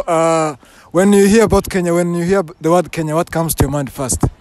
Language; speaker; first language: English; non-native, local second language; Kinyarwanda